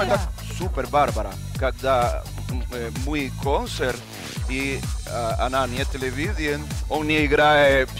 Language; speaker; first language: Russian; non-native, learner; Spanish